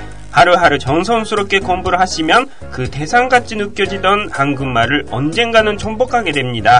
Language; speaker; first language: Korean; non-native, fluent; Japanese